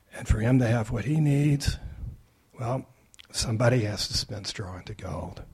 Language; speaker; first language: English; native; English